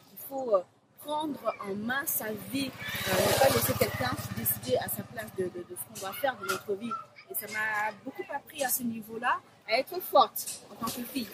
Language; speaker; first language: French; non-native, local second language; Sango